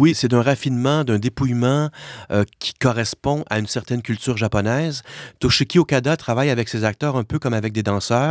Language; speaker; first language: French; native; French